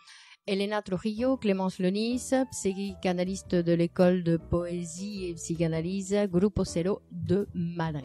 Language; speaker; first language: French; native; French